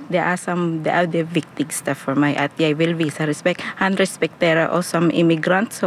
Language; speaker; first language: Norwegian; non-native, fluent; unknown